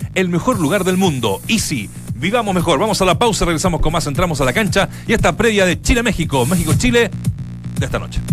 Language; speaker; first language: Spanish; native; Spanish